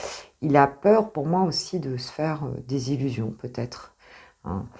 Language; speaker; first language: French; native; French